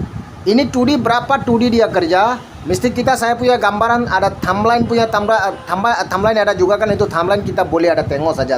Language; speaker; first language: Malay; non-native, learner; Bangla